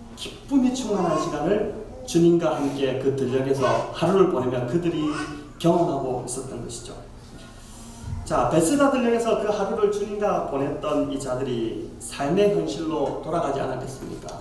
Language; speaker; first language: Korean; native; Korean